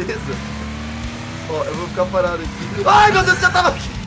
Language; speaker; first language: Portuguese; native; Portuguese